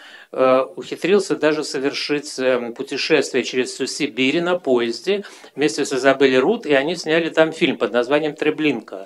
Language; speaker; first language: Russian; native; Russian